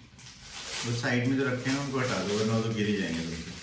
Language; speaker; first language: Hindi; native; Hindi